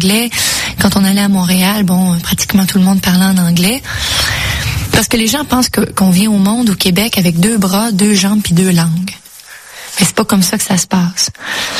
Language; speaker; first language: French; native; French